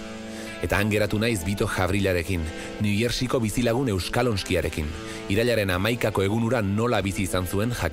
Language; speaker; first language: Basque; native; Basque